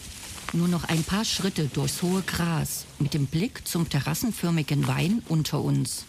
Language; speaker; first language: German; native; German